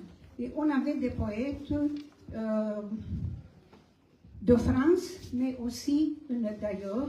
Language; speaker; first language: French; non-native, fluent; Romanian